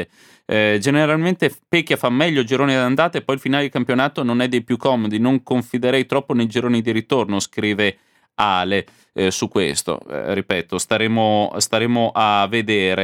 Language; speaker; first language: Italian; native; Italian